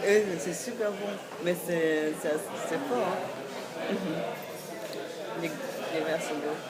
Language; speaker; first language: French; non-native, fluent; Russian